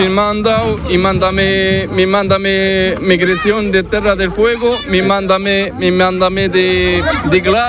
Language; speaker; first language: Spanish; non-native, learner; Arabic